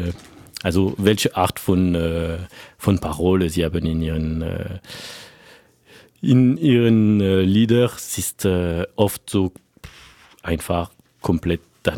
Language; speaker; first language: German; non-native, fluent; French